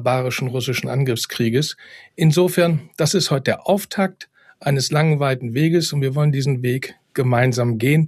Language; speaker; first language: German; native; German